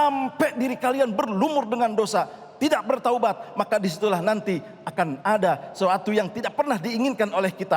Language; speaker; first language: Indonesian; native; Indonesian